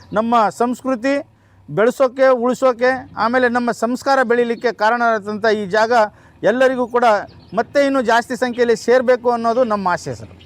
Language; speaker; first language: Kannada; non-native, local second language; Lambadi